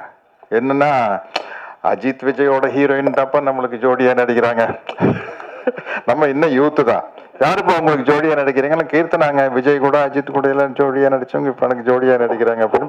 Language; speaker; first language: Tamil; native; Tamil